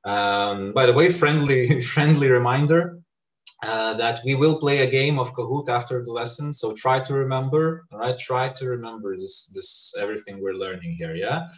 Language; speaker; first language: English; non-native, fluent; Lithuanian